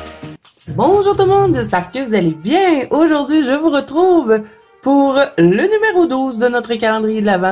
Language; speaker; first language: French; native; French